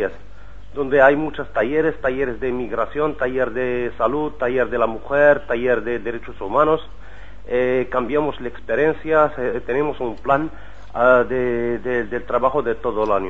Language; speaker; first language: Spanish; non-native, learner; Arabic